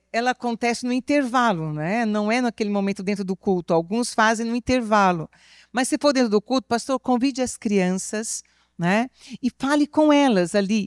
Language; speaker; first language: Portuguese; native; Portuguese